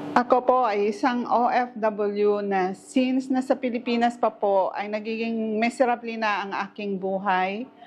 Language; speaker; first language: Filipino; non-native, local second language; Hiligaynon